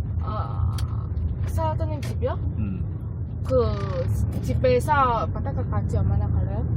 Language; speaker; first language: Korean; non-native, learner; Vietnamese